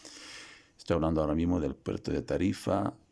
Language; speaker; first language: Spanish; non-native, fluent; Arabic